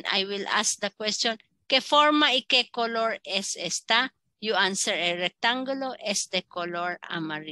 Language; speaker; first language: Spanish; non-native, learner; Filipino